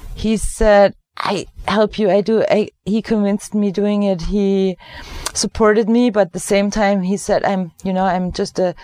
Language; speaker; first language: English; non-native, fluent; German